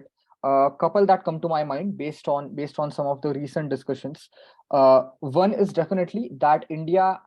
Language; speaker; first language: English; non-native, local second language; Marathi